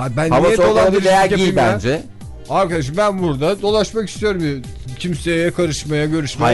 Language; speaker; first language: Turkish; native; Turkish